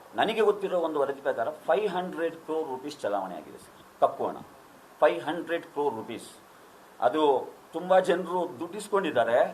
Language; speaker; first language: Kannada; native; Kannada